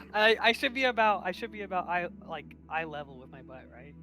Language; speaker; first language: English; native; English